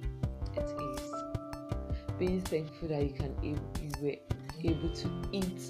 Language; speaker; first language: English; non-native, local second language; Igbo